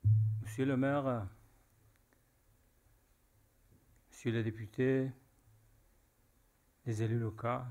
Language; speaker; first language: French; non-native, fluent; Persian